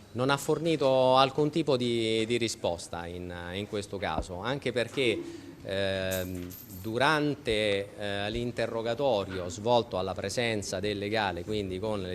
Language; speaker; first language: Italian; native; Italian